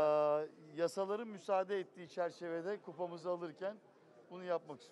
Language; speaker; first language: Turkish; native; Turkish